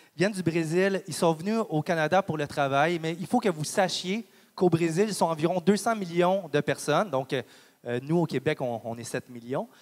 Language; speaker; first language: French; native; French